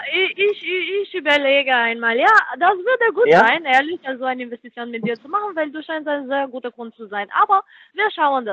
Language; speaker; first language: German; non-native, fluent; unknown